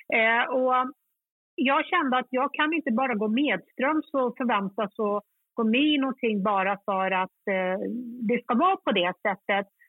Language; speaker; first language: Swedish; early bilingual, other home language; Kurdish